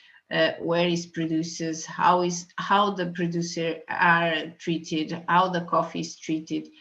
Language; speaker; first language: English; non-native, fluent; Portuguese